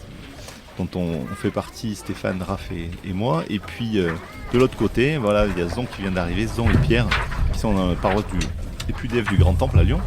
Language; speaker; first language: French; native; French